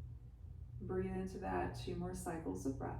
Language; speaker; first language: English; native; English